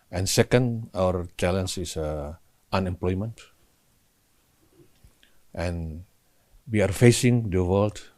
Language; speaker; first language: English; non-native, learner; Indonesian